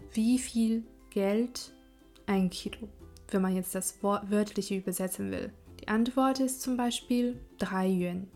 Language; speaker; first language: German; non-native, fluent; Chinese